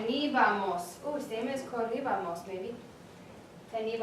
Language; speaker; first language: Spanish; non-native, fluent; English